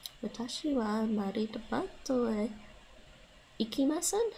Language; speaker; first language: Japanese; non-native, learner; English